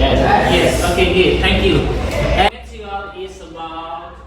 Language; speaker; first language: English; non-native, fluent; Indonesian